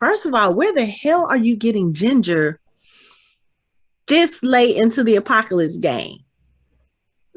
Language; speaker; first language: English; native; English